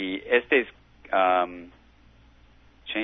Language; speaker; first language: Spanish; non-native, learner; English